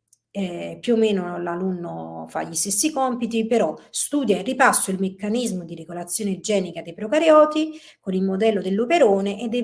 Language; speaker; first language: Italian; native; Italian